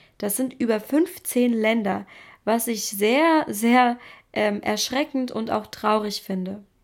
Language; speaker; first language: German; native; German